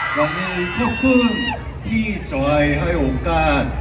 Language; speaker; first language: Thai; non-native, learner; Korean